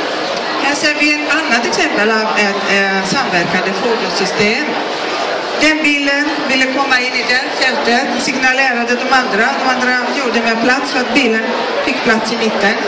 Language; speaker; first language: Swedish; non-native, fluent; Greek